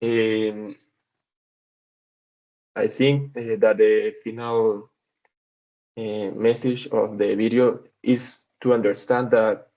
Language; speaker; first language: English; non-native, learner; Spanish